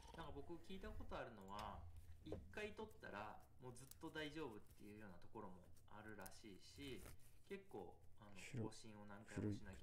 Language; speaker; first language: Japanese; native; Japanese